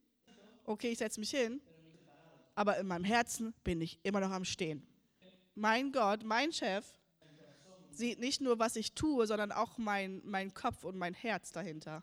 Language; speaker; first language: German; early bilingual, heritage; German